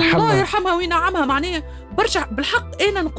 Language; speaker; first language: Arabic; native; Arabic